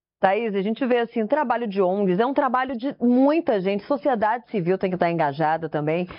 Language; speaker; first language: Portuguese; native; Portuguese